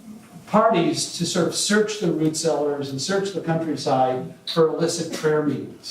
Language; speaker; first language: English; native; English